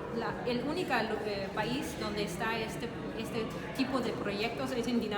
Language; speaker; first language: Spanish; non-native, learner; Danish